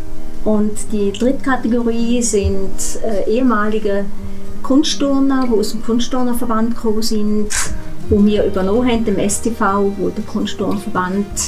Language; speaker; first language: German; native; German